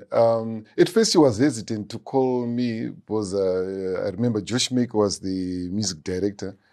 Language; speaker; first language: English; non-native, local second language; Shona